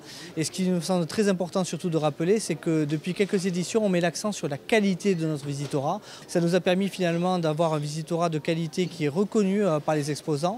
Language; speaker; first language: French; native; French